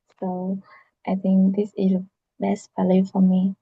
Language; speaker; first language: English; non-native, learner; Vietnamese